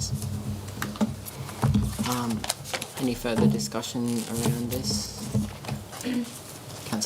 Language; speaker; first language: English; native; English